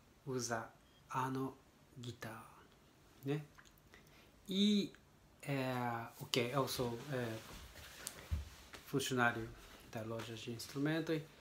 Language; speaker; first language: Portuguese; non-native, learner; Japanese